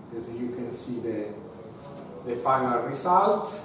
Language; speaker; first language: English; non-native, fluent; Italian